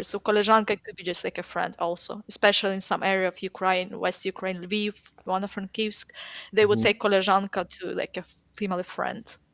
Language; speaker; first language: English; non-native, fluent; Ukrainian